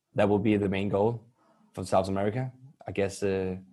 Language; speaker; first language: English; non-native, fluent; Danish